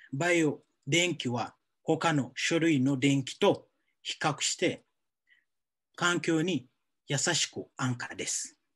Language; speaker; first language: Japanese; non-native, fluent; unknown